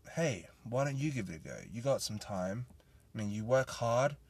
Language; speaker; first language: English; native; English